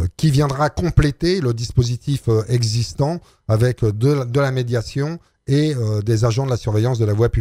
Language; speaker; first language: French; native; French